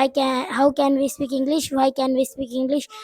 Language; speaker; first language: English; non-native, learner; Hindi